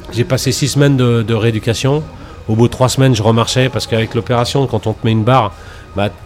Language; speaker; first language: French; native; French